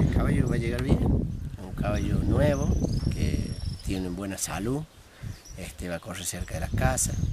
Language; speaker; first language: Spanish; native; Spanish